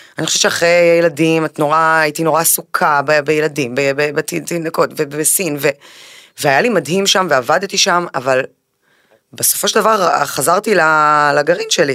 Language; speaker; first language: Hebrew; early bilingual, other home language; Spanish